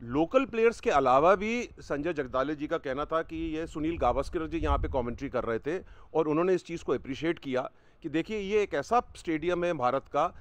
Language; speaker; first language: Hindi; native; Hindi